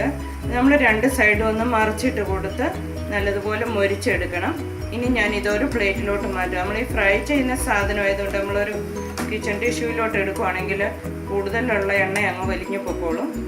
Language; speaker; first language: Malayalam; native; Malayalam